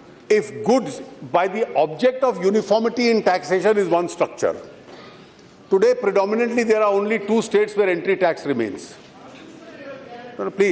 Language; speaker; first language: English; non-native, local second language; Hindi